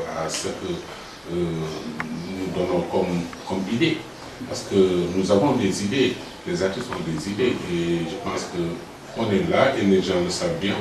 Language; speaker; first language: French; non-native, local second language; Wolof